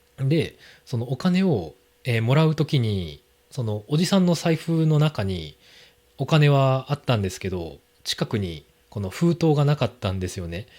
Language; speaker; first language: Japanese; native; Japanese